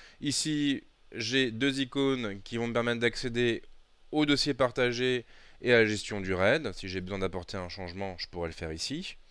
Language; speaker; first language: French; native; French